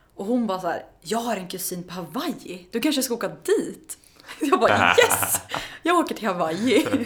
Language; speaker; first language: Swedish; native; Swedish